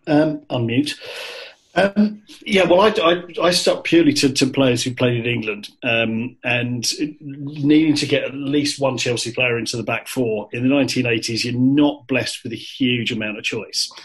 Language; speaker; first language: English; native; English